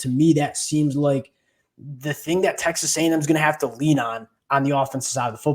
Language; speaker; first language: English; native; English